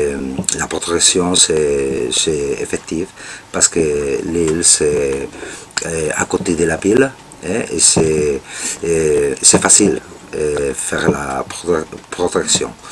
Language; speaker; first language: French; non-native, learner; Spanish